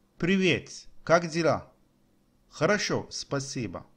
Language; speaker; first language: Russian; non-native, learner; Turkish